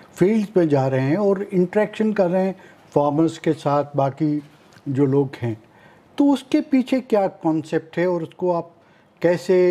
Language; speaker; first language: Hindi; native; Hindi